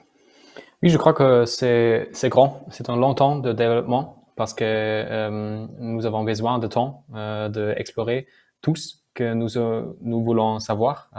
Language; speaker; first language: French; non-native, learner; German